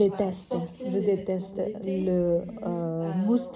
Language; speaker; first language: French; non-native, learner; Vietnamese